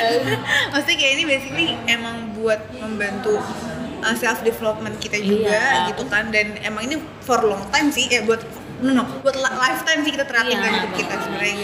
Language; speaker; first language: Indonesian; native; Indonesian